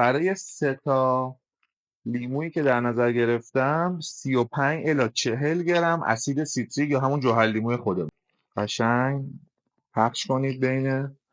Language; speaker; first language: Persian; native; Persian